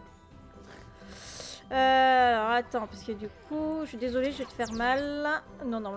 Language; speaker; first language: French; native; French